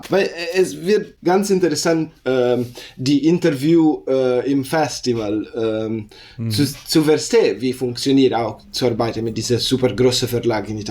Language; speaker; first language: German; non-native, learner; Italian